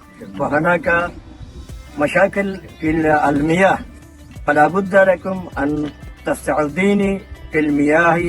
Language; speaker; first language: Arabic; non-native, learner; Urdu